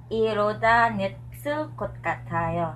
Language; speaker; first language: Korean; non-native, learner; Cebuano